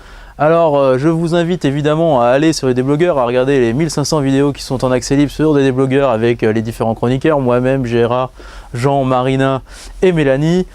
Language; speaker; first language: French; native; French